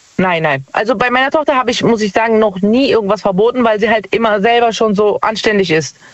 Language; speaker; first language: German; native; German